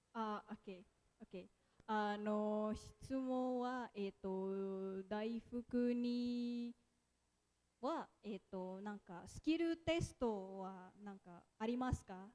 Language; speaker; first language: Japanese; non-native, fluent; Indonesian